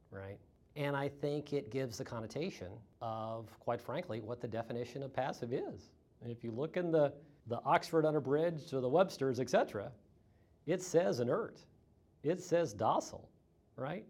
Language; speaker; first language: English; native; English